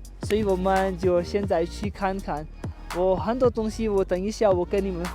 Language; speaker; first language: Chinese; non-native, fluent; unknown